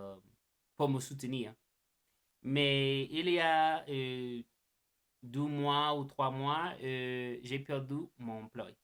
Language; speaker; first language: French; non-native, learner; English